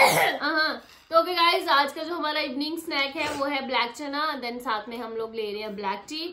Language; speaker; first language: Hindi; native; Hindi